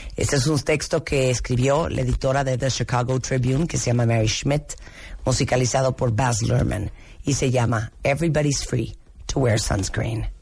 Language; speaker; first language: Spanish; native; Spanish